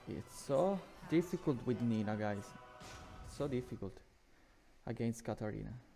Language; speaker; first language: English; non-native, fluent; Italian